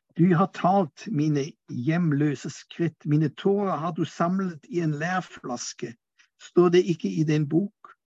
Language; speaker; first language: Norwegian; non-native, fluent; German